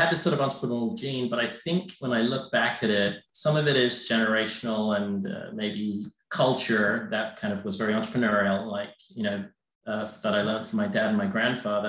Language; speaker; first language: English; native; English